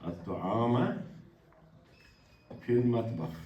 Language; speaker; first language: Arabic; non-native, fluent; Urdu